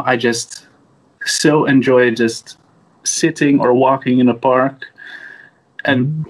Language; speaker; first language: English; non-native, fluent; Dutch